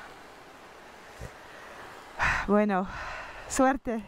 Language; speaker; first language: Spanish; non-native, learner; Dutch